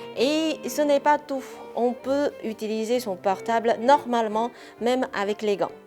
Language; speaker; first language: French; non-native, fluent; Chinese